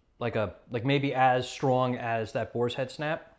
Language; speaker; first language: English; native; English